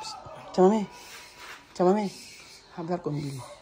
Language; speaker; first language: Spanish; non-native, learner; Filipino